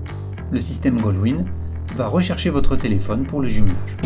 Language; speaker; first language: French; native; French